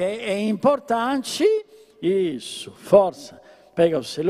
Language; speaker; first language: Portuguese; non-native, fluent; Italian